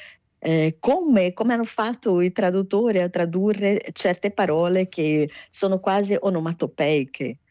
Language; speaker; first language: Italian; non-native, fluent; Portuguese